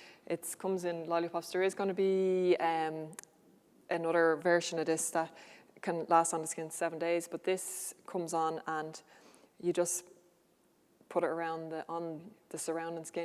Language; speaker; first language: English; native; English